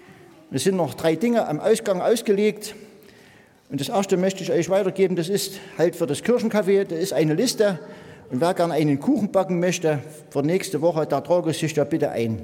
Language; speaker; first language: German; native; German